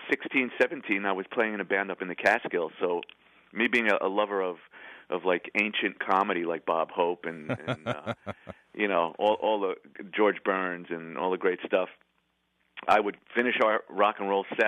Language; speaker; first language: English; native; English